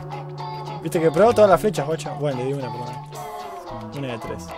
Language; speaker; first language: Spanish; native; Spanish